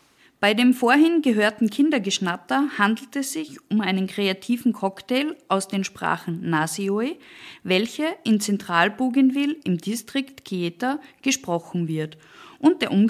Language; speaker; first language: German; native; German